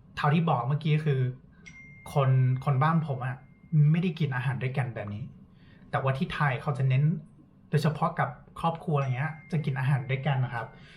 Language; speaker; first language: Thai; non-native, fluent; English